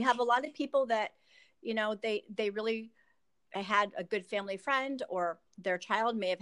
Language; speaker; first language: English; native; English